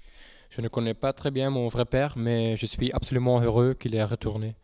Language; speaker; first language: French; non-native, local second language; Dutch